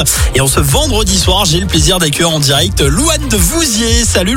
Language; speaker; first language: French; native; French